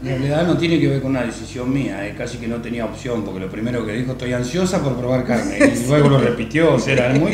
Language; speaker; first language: Spanish; native; Spanish